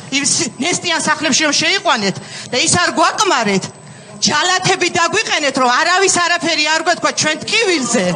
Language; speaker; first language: Georgian; native; Georgian